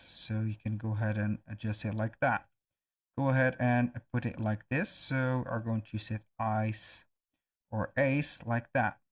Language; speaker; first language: English; non-native, fluent; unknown